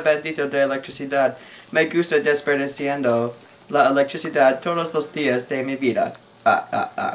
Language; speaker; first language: Spanish; non-native, learner; English